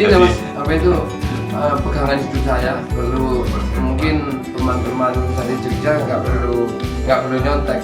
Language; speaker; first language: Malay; non-native, local second language; Javanese